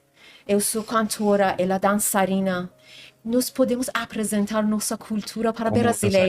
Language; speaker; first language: Portuguese; non-native, learner; Persian